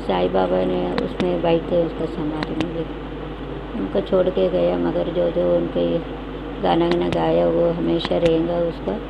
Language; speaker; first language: Hindi; non-native, local second language; Tamil